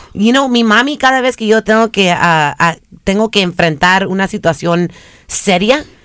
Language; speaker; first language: Spanish; early bilingual, other home language; English